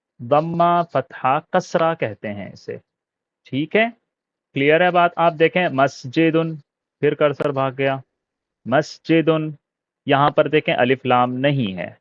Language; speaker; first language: Urdu; native; Urdu